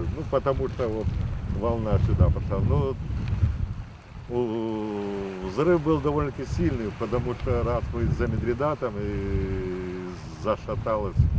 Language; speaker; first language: Russian; native; Russian